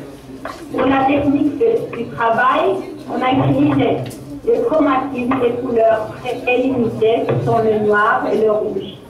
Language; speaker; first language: French; non-native, local second language; Arabic